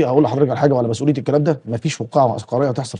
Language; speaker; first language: Arabic; native; Arabic